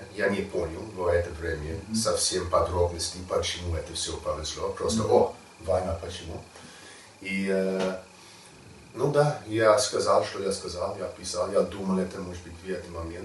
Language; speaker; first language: Russian; non-native, learner; English